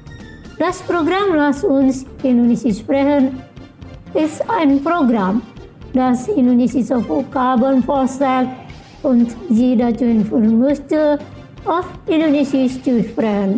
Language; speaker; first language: German; non-native, fluent; Indonesian